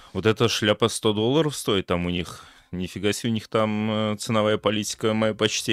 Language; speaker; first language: Russian; native; Russian